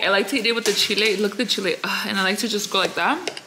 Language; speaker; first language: English; early bilingual, other home language; Spanish